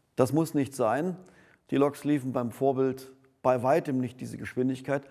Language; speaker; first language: German; native; German